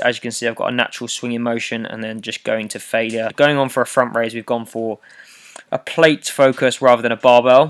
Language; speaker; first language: English; native; English